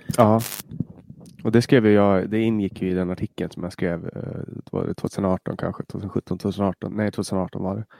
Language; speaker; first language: Swedish; native; Swedish